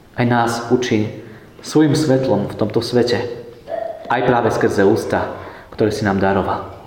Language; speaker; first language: Slovak; native; Slovak